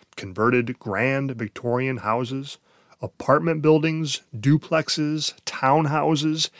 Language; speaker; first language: English; native; English